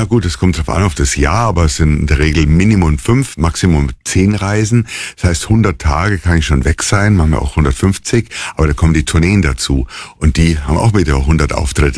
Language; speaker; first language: German; native; German